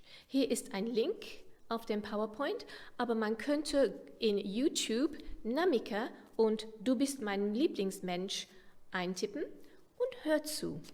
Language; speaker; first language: German; non-native, fluent; English